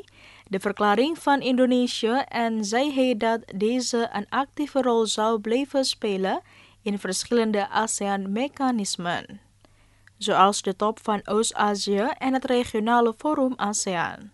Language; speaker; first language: Dutch; non-native, fluent; Indonesian